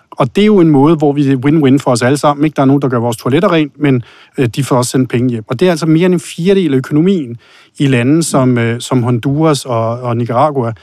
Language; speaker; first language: Danish; native; Danish